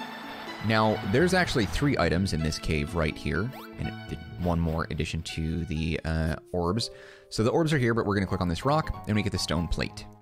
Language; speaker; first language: English; native; English